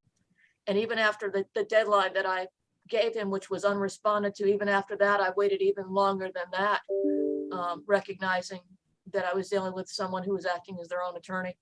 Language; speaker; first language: English; native; English